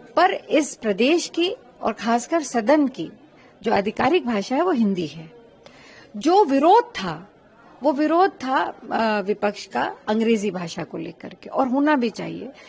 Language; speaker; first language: Hindi; native; Hindi